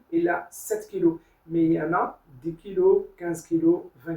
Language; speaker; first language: French; non-native, learner; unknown